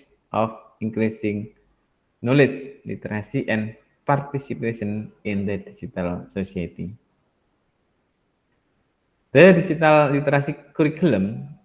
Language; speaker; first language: English; non-native, learner; Indonesian